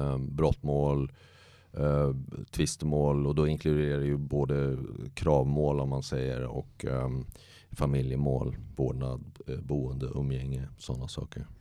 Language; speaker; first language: Swedish; native; Swedish